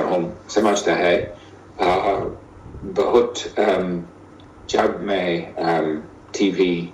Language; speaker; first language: Hindi; non-native, learner; English